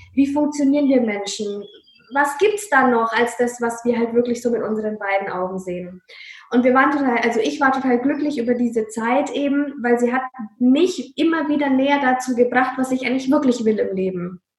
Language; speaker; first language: German; native; German